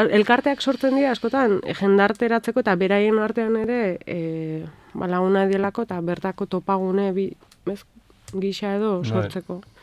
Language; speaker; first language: Basque; native; Basque